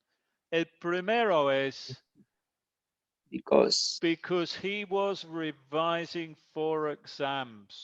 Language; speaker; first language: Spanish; non-native, fluent; English